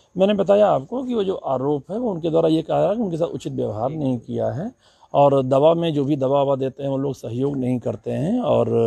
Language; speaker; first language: Hindi; native; Hindi